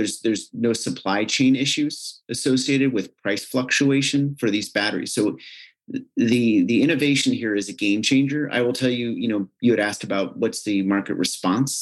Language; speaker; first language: English; native; English